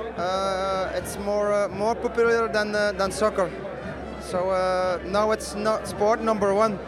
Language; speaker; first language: English; non-native, fluent; Dutch